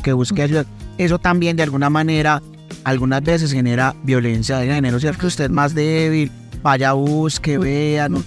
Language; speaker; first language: Spanish; native; Spanish